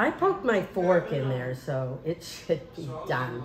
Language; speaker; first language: English; native; English